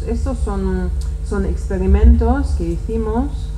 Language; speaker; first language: Spanish; non-native, fluent; Czech